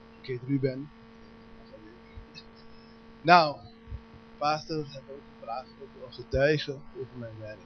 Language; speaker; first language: Dutch; non-native, learner; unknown